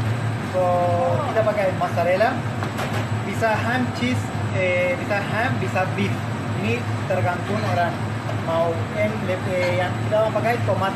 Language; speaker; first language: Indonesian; non-native, learner; Spanish